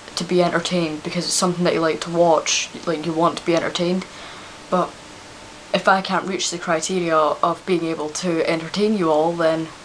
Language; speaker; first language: English; native; English